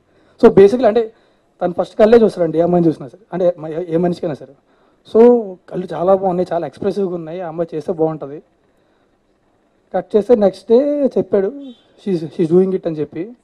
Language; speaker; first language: Telugu; native; Telugu